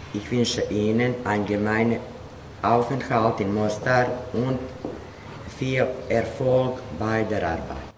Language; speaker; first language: German; non-native, learner; Croatian